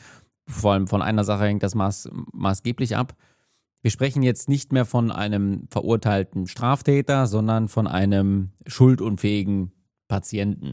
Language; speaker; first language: German; native; German